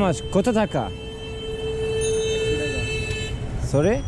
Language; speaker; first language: English; non-native, learner; Turkish